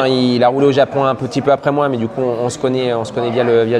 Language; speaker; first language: French; native; French